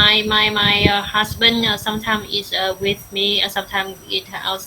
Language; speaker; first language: English; non-native, learner; Vietnamese